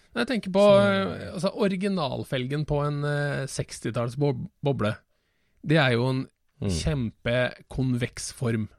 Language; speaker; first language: Norwegian; native; Norwegian